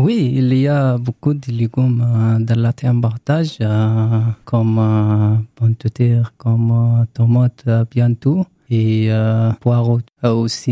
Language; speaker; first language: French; non-native, learner; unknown